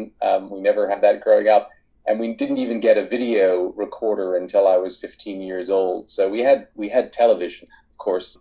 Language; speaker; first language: English; native; English